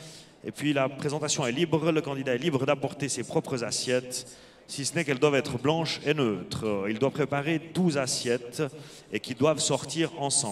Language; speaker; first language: French; native; French